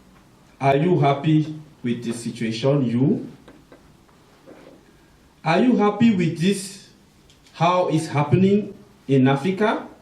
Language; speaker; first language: English; non-native, local second language; French